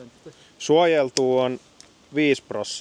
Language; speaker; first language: Finnish; native; Finnish